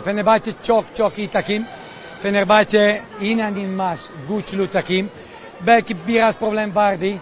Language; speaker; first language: Turkish; non-native, learner; Italian